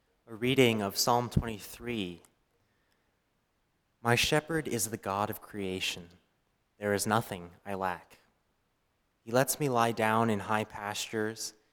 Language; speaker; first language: English; native; English